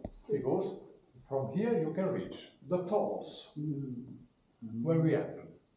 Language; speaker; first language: English; non-native, learner; Italian